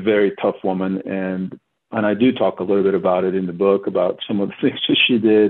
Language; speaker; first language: English; non-native, fluent; Spanish